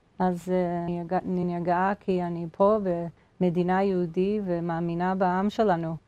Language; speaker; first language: Hebrew; non-native, fluent; English